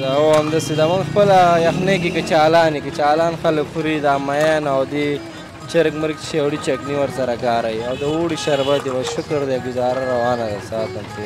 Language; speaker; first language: Pashto; native; Pashto